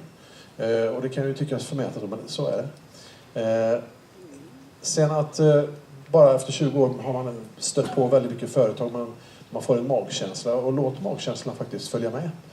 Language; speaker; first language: Swedish; native; Swedish